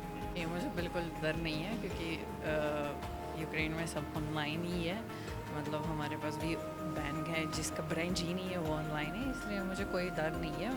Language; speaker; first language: Hindi; non-native, fluent; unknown